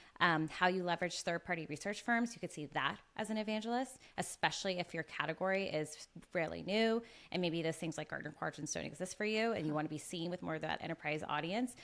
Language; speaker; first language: English; native; English